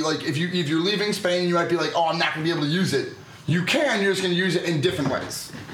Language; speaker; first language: English; native; English